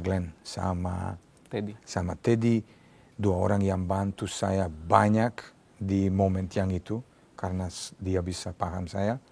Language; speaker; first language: Indonesian; non-native, fluent; Serbian